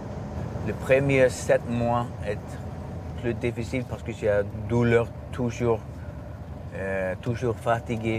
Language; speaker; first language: French; non-native, learner; Icelandic